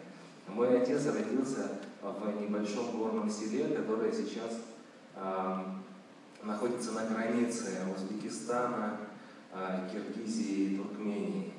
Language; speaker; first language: Russian; native; Russian